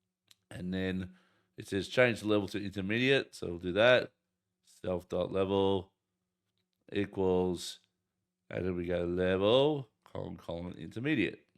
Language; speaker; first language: English; native; English